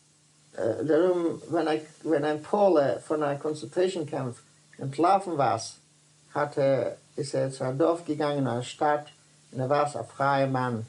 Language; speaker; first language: Dutch; non-native, learner; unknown